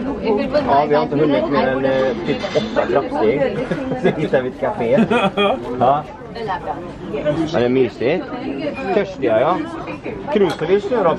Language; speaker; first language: Swedish; native; Swedish